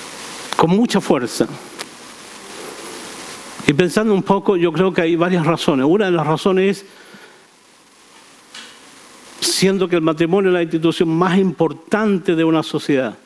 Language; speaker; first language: Spanish; native; Spanish